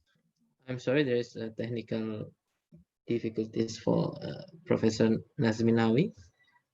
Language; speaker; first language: English; non-native, fluent; Indonesian